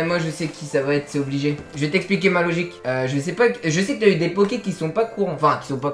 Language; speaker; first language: French; native; French